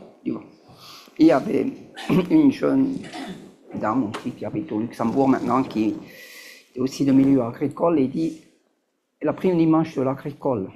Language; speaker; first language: French; native; French